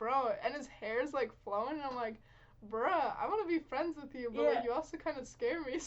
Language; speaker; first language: English; native; English